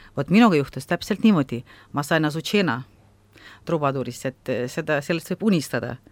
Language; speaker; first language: Estonian; non-native, local second language; Russian